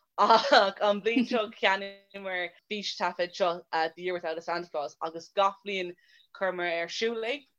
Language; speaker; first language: Irish; non-native, local second language; English